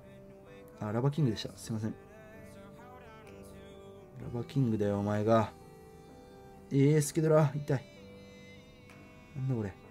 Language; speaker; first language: Japanese; native; Japanese